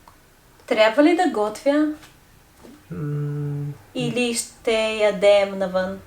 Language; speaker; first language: Bulgarian; non-native, fluent; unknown